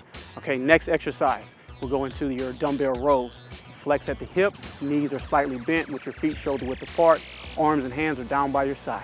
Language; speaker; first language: English; native; English